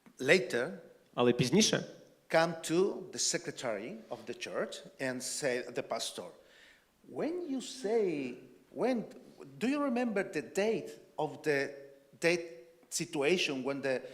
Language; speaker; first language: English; non-native, learner; Spanish